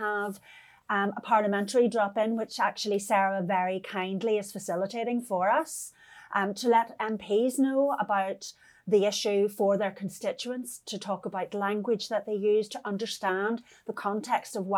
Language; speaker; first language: English; native; English